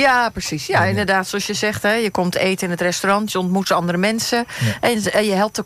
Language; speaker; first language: Dutch; native; Dutch